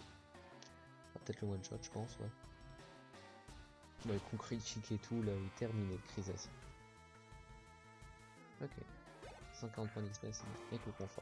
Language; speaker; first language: French; native; French